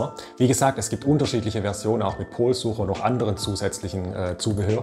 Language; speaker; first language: German; native; German